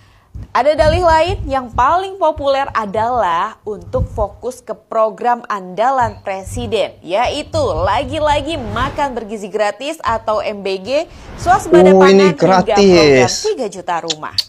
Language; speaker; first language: Indonesian; native; Indonesian